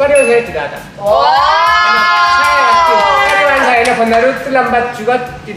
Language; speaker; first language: Indonesian; non-native, learner; Korean